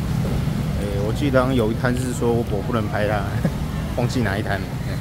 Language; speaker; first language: Chinese; native; Chinese